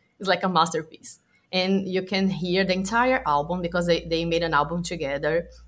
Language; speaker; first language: English; non-native, fluent; Portuguese